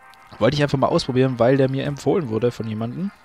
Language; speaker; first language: German; native; German